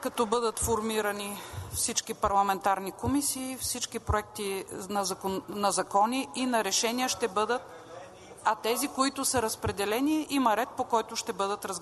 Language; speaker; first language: Bulgarian; native; Bulgarian